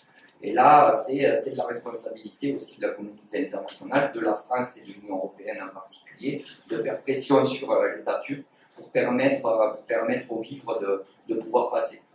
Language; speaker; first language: French; native; French